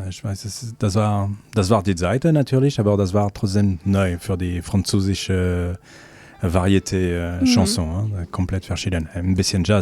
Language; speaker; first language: German; non-native, learner; French